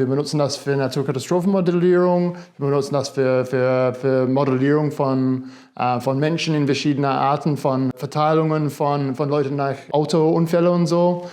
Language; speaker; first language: German; non-native, fluent; English